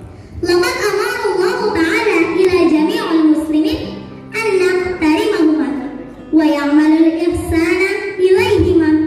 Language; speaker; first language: Arabic; non-native, learner; Indonesian